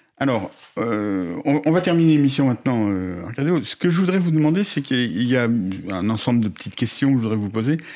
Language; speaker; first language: French; native; French